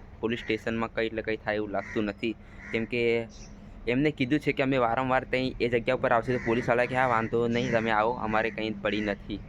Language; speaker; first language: Gujarati; non-native, local second language; Bhili